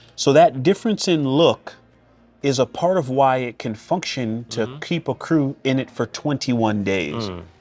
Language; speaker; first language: English; native; English